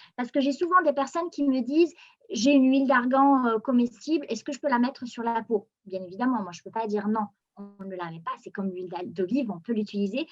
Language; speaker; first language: French; non-native, local second language; Arabic